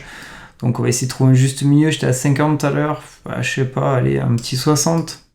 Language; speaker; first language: French; native; French